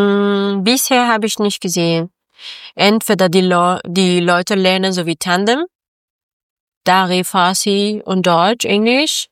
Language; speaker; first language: German; non-native, learner; Persian